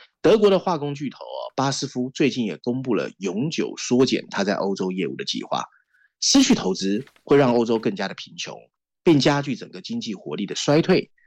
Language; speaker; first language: Chinese; native; Chinese